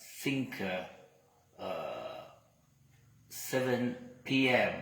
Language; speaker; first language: English; non-native, learner; Vietnamese